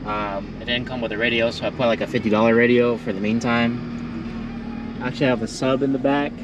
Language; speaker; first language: English; native; English